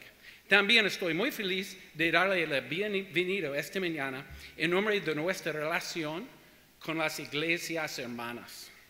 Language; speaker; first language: Spanish; non-native, learner; English